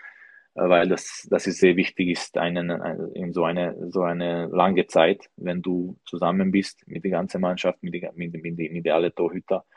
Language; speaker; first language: German; non-native, learner; Slovak